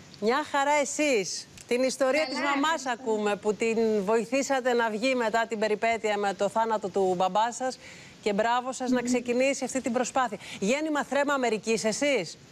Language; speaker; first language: Greek; native; Greek